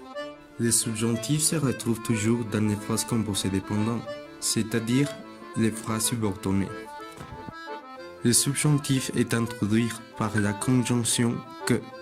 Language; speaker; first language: French; non-native, fluent; Spanish